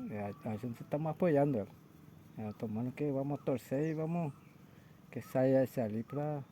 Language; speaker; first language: Portuguese; non-native, local second language; Guarani